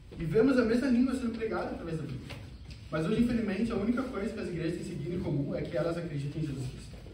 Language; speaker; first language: Portuguese; native; Portuguese